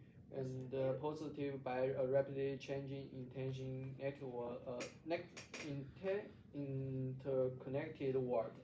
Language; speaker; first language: English; non-native, learner; Chinese